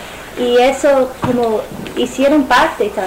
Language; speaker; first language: Spanish; non-native, fluent; English